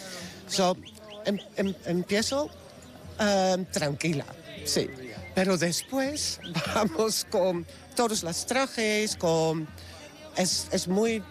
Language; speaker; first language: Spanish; non-native, learner; Dutch